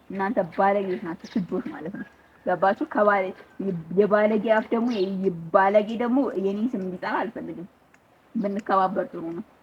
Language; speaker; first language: Amharic; native; Amharic